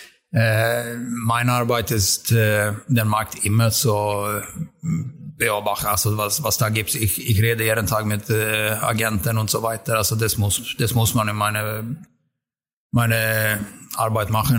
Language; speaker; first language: German; non-native, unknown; Swedish